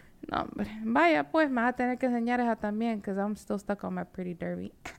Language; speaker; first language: Spanish; early bilingual, heritage; Spanish